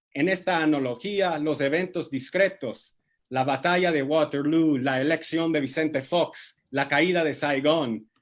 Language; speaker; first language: Spanish; non-native, fluent; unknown